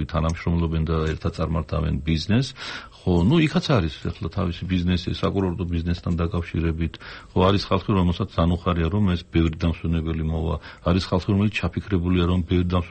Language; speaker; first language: Georgian; native; Georgian